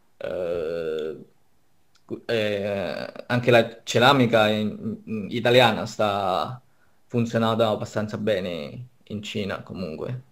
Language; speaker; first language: Italian; non-native, fluent; Chinese